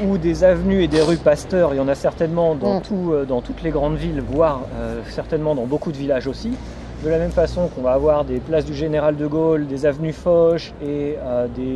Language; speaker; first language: French; native; French